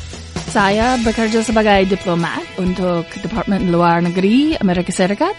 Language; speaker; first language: Indonesian; non-native, fluent; English